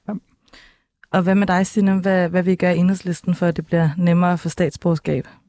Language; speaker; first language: Danish; native; Danish